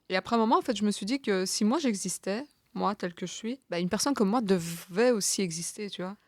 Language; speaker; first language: French; early bilingual, other home language; Turkish